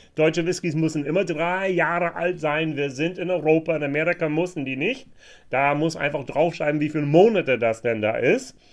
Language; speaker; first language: German; non-native, fluent; English